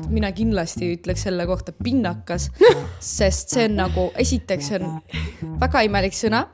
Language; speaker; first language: Estonian; non-native, local second language; Russian